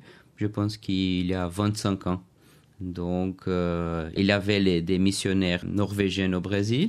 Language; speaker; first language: French; non-native, learner; Portuguese